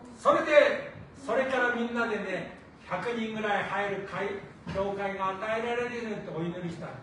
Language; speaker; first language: Japanese; native; Japanese